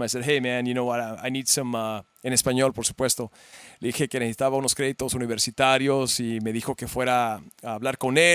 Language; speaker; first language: Spanish; early bilingual, heritage; Spanish